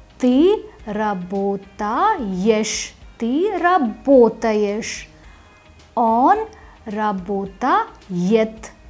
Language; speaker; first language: Russian; non-native, fluent; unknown